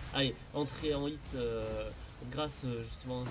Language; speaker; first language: French; native; French